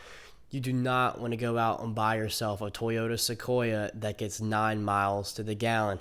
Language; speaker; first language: English; native; English